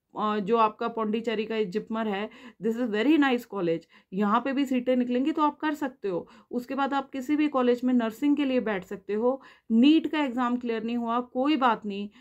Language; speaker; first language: Hindi; native; Hindi